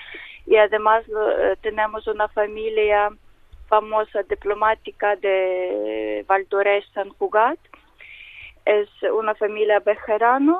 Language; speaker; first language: Spanish; non-native, learner; Ukrainian